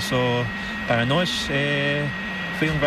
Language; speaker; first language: Spanish; non-native, learner; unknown